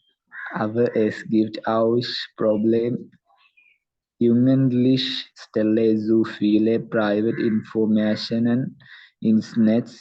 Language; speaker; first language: German; non-native, learner; Malayalam